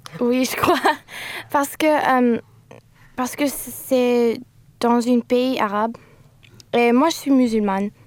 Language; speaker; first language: French; non-native, learner; English